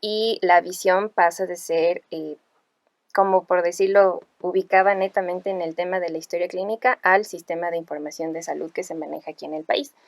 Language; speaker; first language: Spanish; native; Spanish